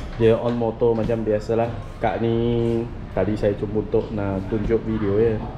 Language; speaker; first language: Malay; native; Malay